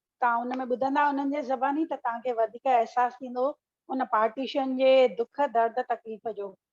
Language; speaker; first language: Sindhi; early bilingual, heritage; Sindhi